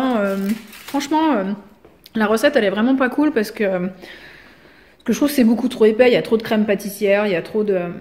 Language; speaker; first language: French; native; French